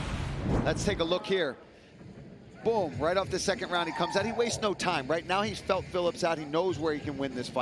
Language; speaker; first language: English; native; English